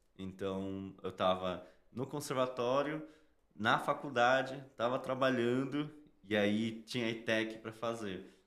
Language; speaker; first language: Portuguese; native; Portuguese